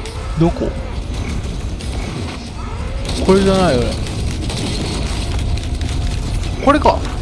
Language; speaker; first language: Japanese; native; Japanese